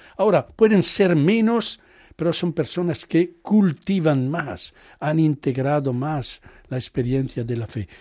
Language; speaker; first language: Spanish; non-native, fluent; Italian